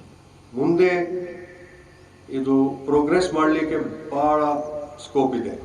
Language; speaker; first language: Kannada; non-native, fluent; Hindi